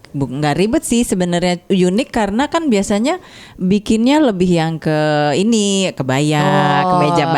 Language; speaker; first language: Indonesian; native; Indonesian